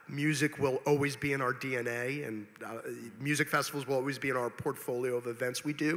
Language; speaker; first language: English; native; English